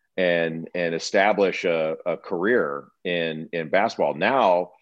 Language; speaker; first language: English; native; English